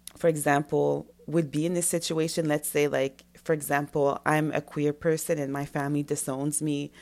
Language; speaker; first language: English; non-native, fluent; French